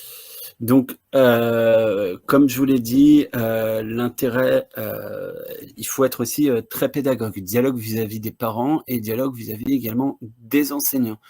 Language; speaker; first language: French; native; French